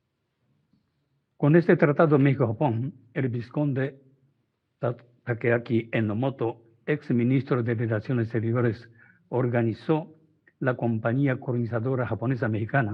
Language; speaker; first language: Spanish; non-native, fluent; Japanese